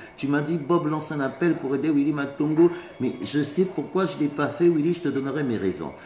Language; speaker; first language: French; non-native, local second language; Lingala